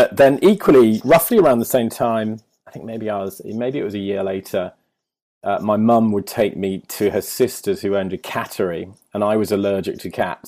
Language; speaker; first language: English; native; English